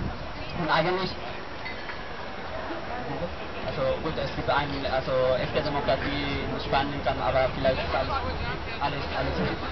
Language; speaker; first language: German; non-native, learner; Spanish